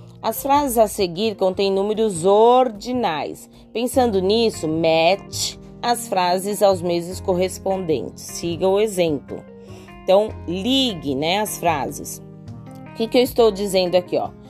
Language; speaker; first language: Portuguese; native; Portuguese